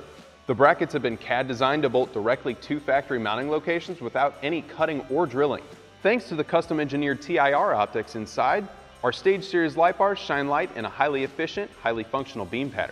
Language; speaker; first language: English; native; English